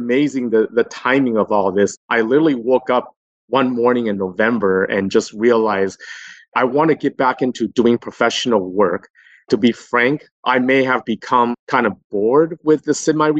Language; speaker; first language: English; native; English